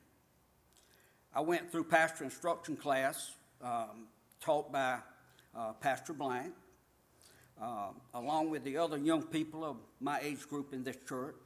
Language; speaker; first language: English; native; English